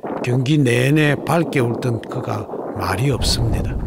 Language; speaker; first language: Korean; native; Korean